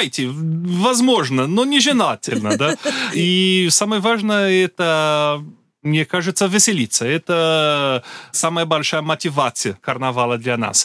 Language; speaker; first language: Russian; non-native, learner; Portuguese